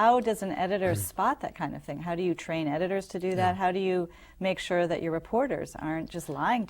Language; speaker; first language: English; native; English